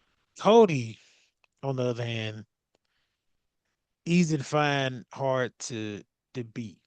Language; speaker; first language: English; native; English